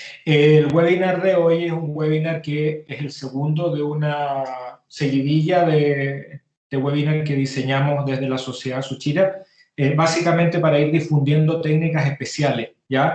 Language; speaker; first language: Spanish; native; Spanish